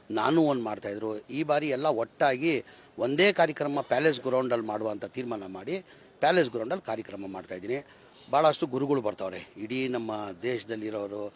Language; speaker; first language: Kannada; non-native, local second language; Urdu